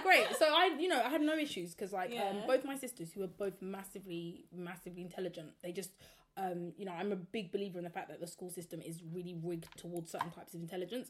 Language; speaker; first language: English; native; English